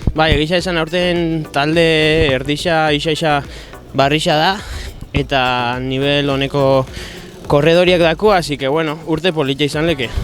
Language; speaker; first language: Basque; native; Basque